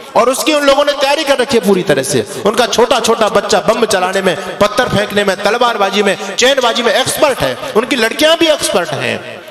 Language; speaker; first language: Hindi; native; Hindi